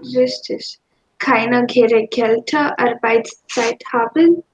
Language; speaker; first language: German; non-native, fluent; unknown